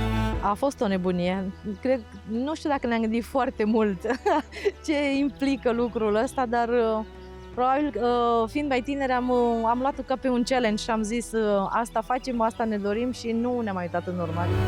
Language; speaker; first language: Romanian; native; Romanian